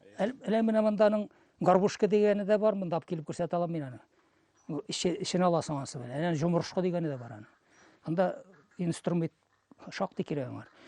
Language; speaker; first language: Tatar; native; Tatar